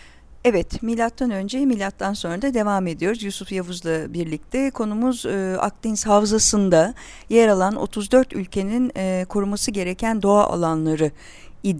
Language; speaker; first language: Turkish; native; Turkish